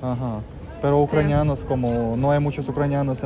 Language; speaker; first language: Spanish; non-native, learner; Russian